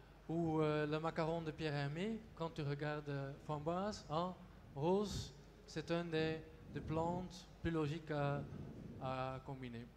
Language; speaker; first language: French; non-native, local second language; Dutch